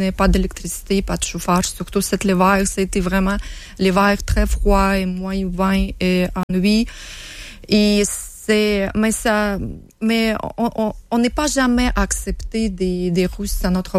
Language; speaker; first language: French; non-native, learner; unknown